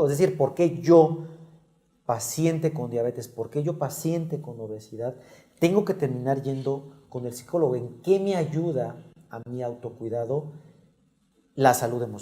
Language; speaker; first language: Spanish; native; Spanish